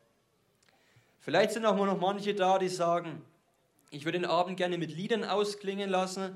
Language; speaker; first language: German; native; German